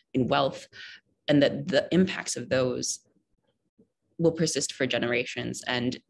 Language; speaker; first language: English; native; English